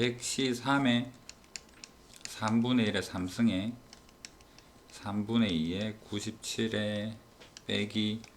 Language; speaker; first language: Korean; native; Korean